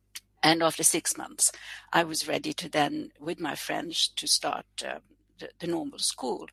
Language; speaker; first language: English; non-native, fluent; Swedish